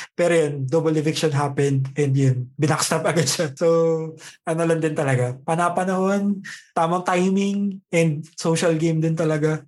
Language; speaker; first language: Filipino; native; Filipino